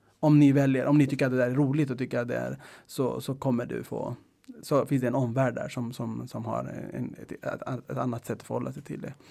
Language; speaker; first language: Swedish; early bilingual, other home language; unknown